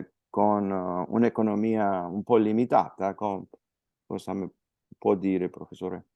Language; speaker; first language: Italian; non-native, fluent; Spanish